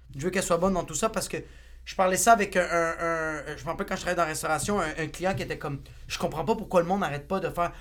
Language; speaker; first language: French; native; French